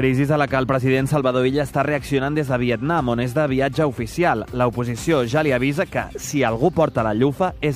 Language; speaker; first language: Catalan; native; Catalan